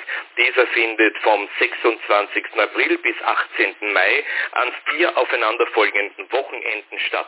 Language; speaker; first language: German; native; German